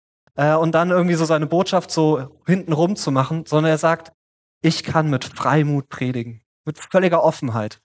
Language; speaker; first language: German; native; German